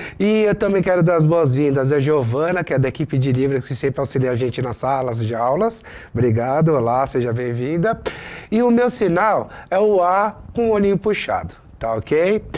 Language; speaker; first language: Portuguese; native; Portuguese